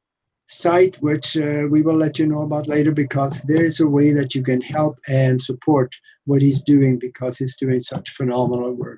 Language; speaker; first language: English; non-native, fluent; Norwegian